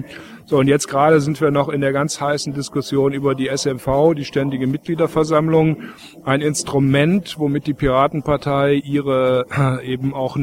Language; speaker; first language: German; native; German